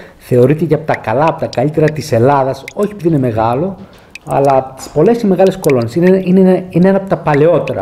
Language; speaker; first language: Greek; native; Greek